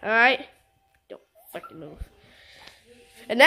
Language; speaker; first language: English; native; English